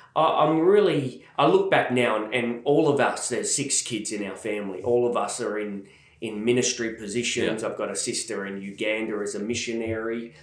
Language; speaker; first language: English; native; English